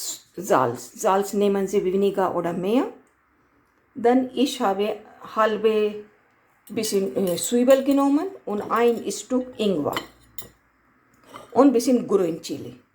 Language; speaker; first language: German; non-native, learner; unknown